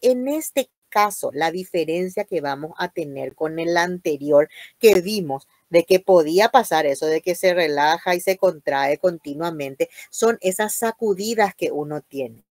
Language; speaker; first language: Spanish; native; Spanish